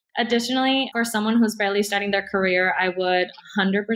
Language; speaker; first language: English; early bilingual, other home language; Spanish